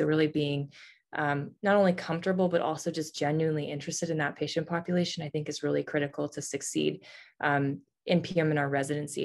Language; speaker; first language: English; native; English